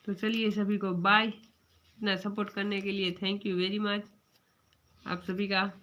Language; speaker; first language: Hindi; non-native, local second language; Gujarati